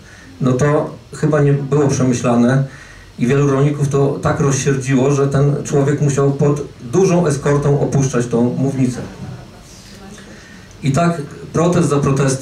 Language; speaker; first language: Polish; native; Polish